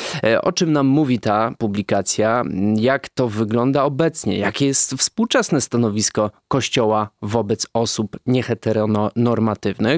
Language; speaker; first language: Polish; native; Polish